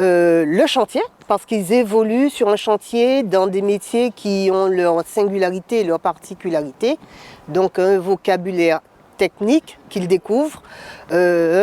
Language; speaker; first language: French; native; French